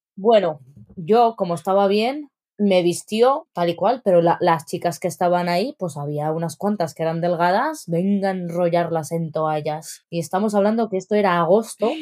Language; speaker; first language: Spanish; early bilingual, other home language; Arabic